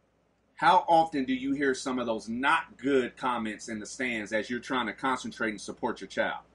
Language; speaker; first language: English; native; English